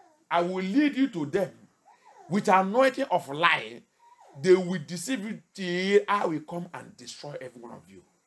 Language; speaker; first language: English; non-native, local second language; Yoruba